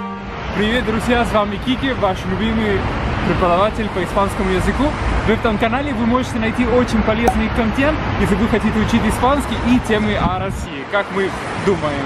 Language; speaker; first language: Russian; non-native, fluent; Spanish